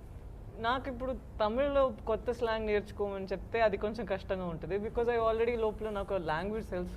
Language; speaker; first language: Telugu; non-native, fluent; Tamil